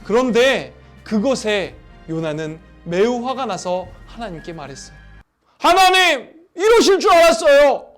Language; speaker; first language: Korean; native; Korean